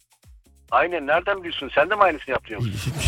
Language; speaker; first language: Turkish; early bilingual, other home language; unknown